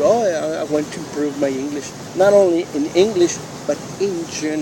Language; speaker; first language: English; non-native, fluent; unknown